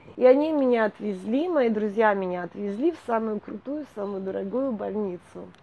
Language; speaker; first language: Russian; native; Russian